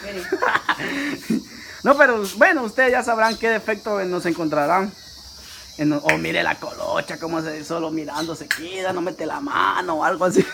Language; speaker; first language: Spanish; native; Spanish